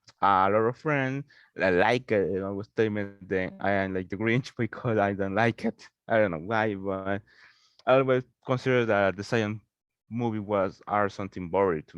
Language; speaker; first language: English; non-native, learner; Spanish